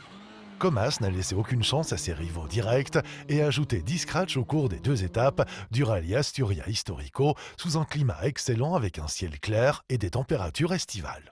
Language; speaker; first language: French; native; French